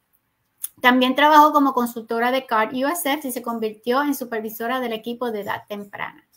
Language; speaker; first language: Spanish; native; Spanish